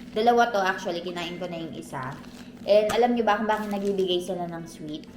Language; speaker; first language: Filipino; non-native, local second language; Cebuano